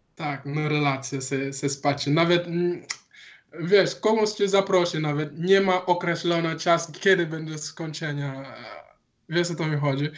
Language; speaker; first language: Polish; non-native, learner; Wolof